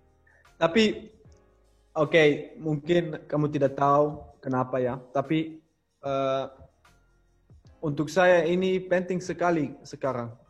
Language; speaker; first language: Indonesian; non-native, learner; Dutch